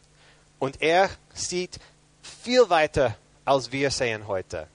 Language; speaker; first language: German; non-native, fluent; English